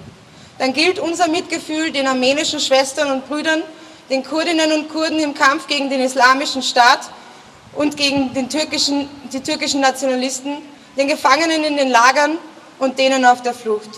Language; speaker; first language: German; native; German